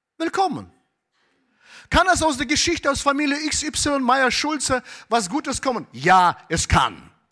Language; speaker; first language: German; early bilingual, heritage; German